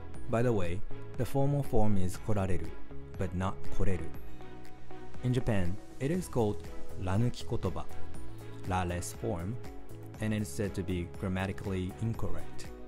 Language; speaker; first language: English; non-native, fluent; Japanese